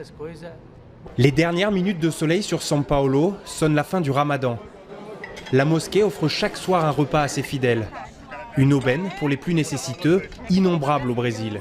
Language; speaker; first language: French; native; French